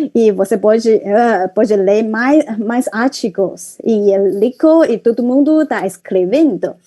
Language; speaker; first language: Portuguese; non-native, learner; Chinese